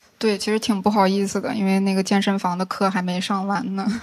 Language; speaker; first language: Chinese; native; Chinese